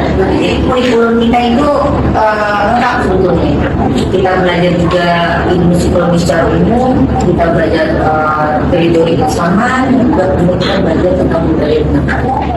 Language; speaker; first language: Indonesian; native; Indonesian